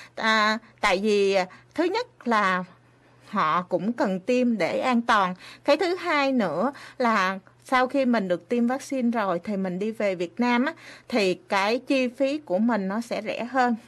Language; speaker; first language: Vietnamese; native; Vietnamese